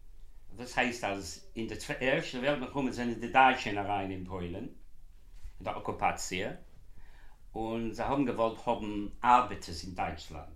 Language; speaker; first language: German; non-native, learner; Yiddish